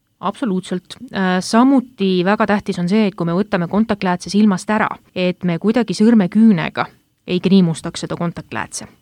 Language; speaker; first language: Estonian; native; Estonian